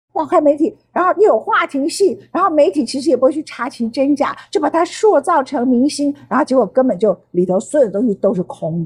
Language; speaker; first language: Chinese; native; Chinese